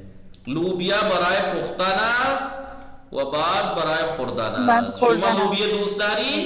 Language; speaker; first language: Persian; non-native, fluent; Urdu